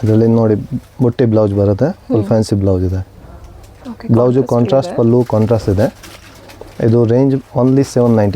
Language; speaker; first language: Kannada; non-native, local second language; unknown